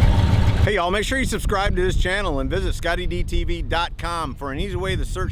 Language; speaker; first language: English; native; English